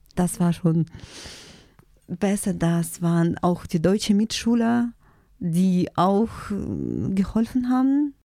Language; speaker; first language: German; non-native, fluent; Russian